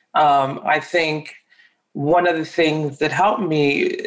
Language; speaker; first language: English; non-native, local second language; Yoruba